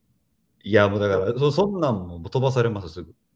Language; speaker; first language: Japanese; native; Japanese